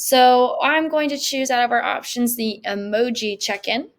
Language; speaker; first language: English; native; English